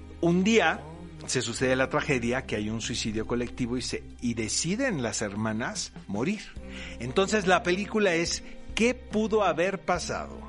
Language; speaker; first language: Spanish; native; Spanish